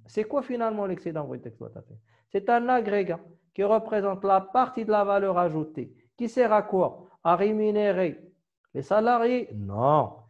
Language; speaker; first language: French; non-native, local second language; Arabic